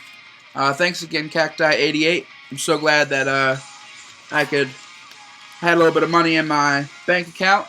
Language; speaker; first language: English; native; English